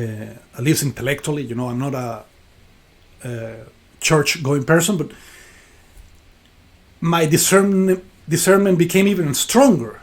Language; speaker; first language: English; non-native, fluent; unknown